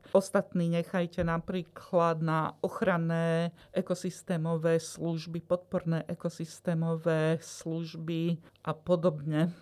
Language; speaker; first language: Slovak; native; Slovak